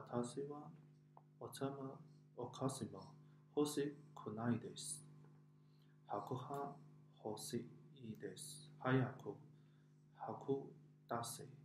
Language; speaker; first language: Japanese; non-native, learner; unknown